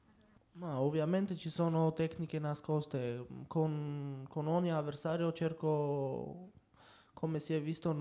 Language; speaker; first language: Italian; non-native, fluent; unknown